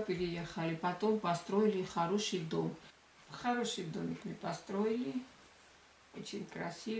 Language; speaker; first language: Russian; non-native, local second language; Georgian